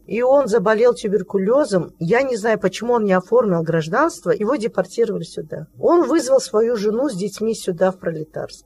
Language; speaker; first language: Russian; non-native, local second language; Tajik